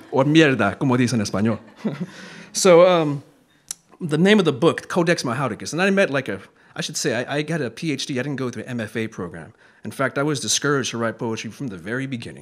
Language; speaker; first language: English; native; English